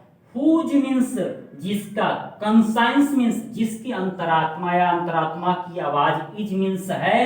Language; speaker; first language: Hindi; native; Hindi